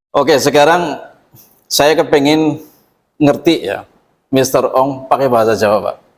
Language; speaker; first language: Indonesian; native; Indonesian